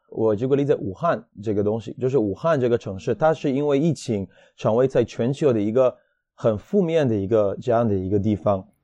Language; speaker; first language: Chinese; non-native, fluent; Hebrew